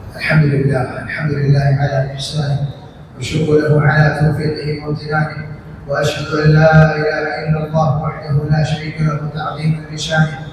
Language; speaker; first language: Arabic; non-native, fluent; Bangla